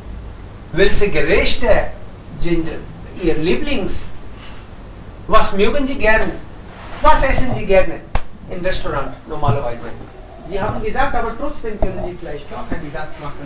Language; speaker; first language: German; non-native, fluent; Hindi